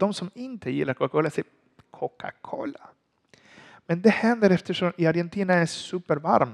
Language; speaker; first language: Swedish; non-native, learner; Spanish